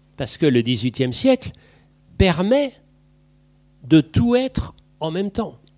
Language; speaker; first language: French; native; French